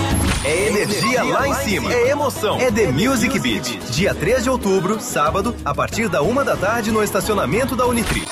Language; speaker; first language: Portuguese; native; Portuguese